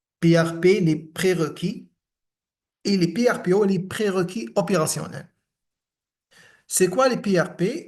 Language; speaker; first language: French; non-native, local second language; Arabic